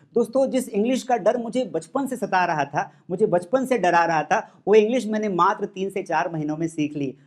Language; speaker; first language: Hindi; native; Hindi